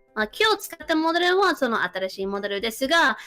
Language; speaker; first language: Japanese; non-native, learner; English